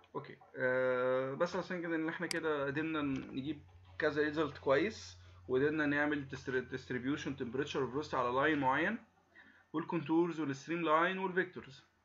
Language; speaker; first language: Arabic; native; Arabic